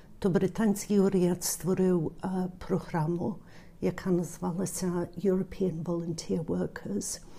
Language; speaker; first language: Ukrainian; early bilingual, heritage; Ukrainian